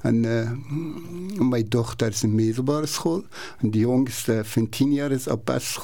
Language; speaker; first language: Dutch; non-native, learner; Persian